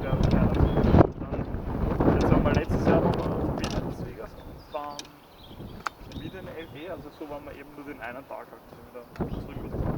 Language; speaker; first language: German; native; German